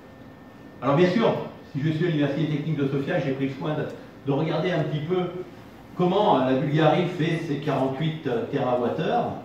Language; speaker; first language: French; native; French